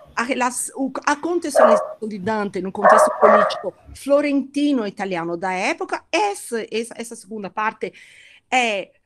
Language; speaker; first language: Portuguese; non-native, fluent; Italian